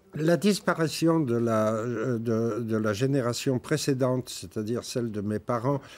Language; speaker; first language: French; native; French